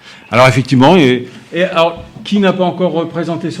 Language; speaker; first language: French; native; French